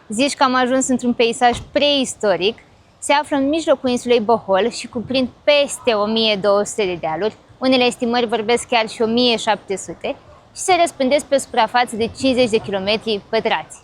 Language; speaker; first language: Romanian; native; Romanian